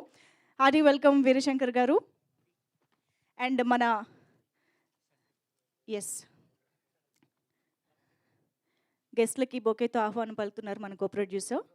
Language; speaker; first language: Telugu; native; Telugu